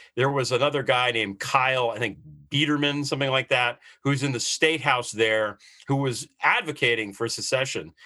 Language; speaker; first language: English; native; English